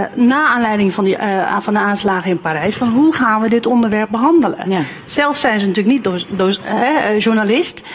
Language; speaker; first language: Dutch; early bilingual, other home language; Turkish